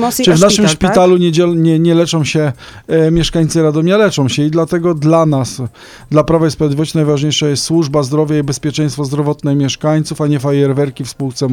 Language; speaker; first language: Polish; native; Polish